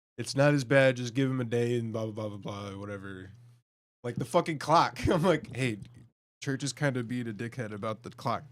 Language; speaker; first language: English; native; English